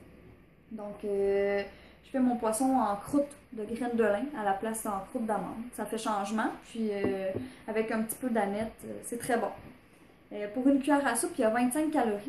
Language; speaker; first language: French; native; French